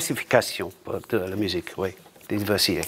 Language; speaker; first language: French; non-native, learner; English